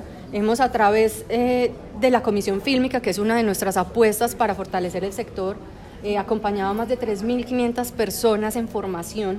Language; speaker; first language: Spanish; native; Spanish